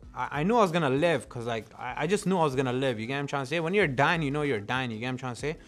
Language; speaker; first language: English; non-native, fluent; Punjabi